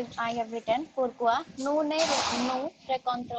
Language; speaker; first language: French; non-native, learner; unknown